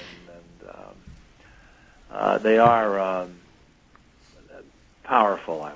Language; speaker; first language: English; native; English